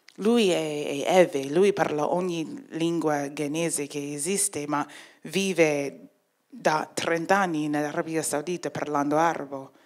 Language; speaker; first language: Italian; non-native, fluent; English